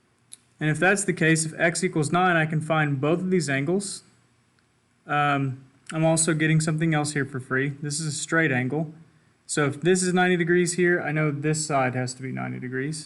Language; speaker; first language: English; native; English